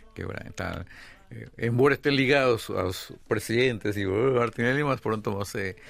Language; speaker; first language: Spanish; native; Spanish